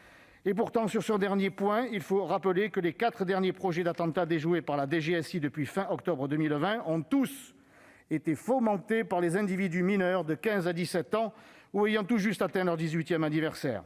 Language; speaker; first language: French; native; French